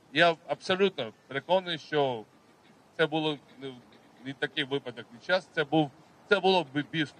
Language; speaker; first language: Ukrainian; non-native, fluent; Georgian